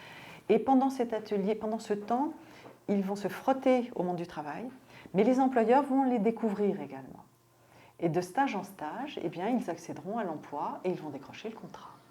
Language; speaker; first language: French; native; French